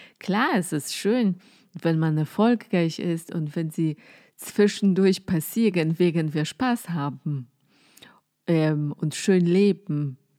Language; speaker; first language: German; non-native, fluent; Polish